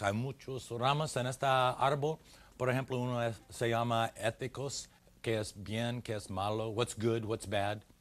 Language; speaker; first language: Spanish; non-native, learner; English